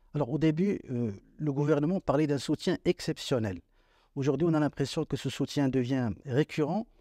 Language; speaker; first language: French; non-native, local second language; Arabic